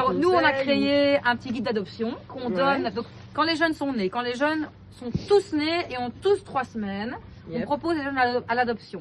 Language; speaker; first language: French; native; French